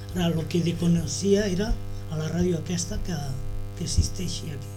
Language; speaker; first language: Catalan; non-native, local second language; Spanish